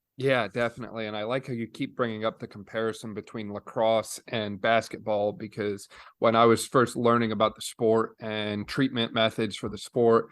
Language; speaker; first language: English; native; English